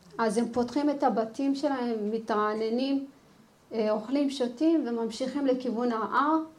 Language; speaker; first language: Hebrew; early bilingual, other home language; Amharic